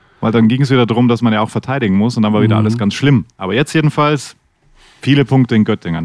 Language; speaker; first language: German; native; German